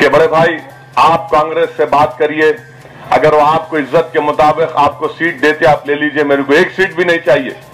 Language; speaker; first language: Urdu; native; Urdu